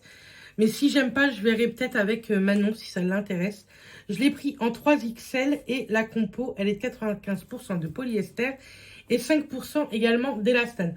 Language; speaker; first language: French; native; French